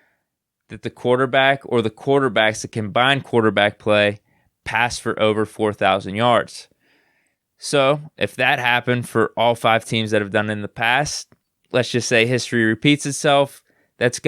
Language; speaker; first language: English; native; English